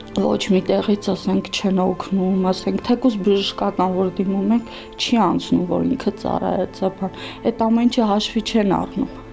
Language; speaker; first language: Armenian; native; Armenian